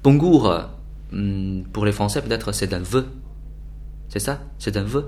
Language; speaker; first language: French; non-native, learner; Chinese